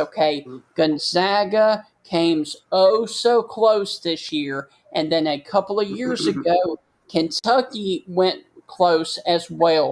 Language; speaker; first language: English; native; English